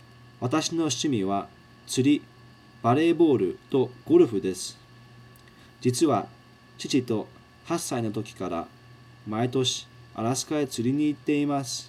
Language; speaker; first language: Japanese; early bilingual, heritage; Japanese